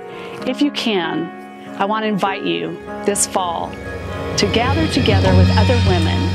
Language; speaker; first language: English; native; English